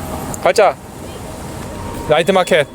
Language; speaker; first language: Korean; native; Korean